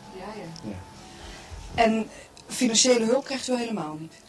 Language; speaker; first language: Dutch; native; Dutch